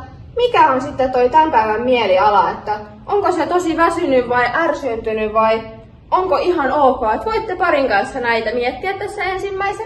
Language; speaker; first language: Finnish; native; Finnish